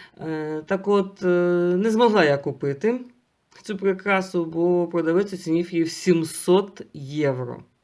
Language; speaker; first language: Ukrainian; non-native, local second language; Russian